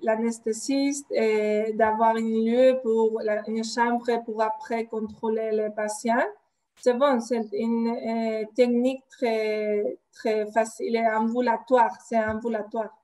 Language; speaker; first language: French; non-native, fluent; Spanish